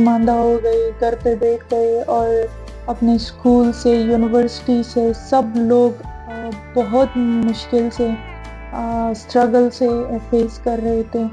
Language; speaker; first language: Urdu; non-native, fluent; Persian